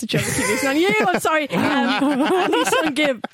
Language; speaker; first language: English; native; English